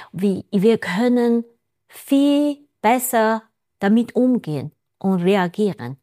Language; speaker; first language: German; non-native, fluent; Chinese